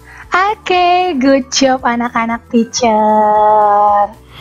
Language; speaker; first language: English; non-native, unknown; Indonesian